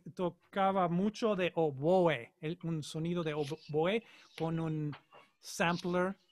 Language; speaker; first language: Spanish; non-native, learner; English